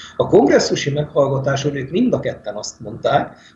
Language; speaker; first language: Hungarian; native; Hungarian